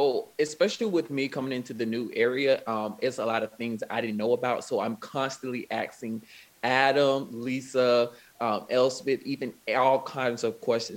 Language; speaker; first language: English; native; English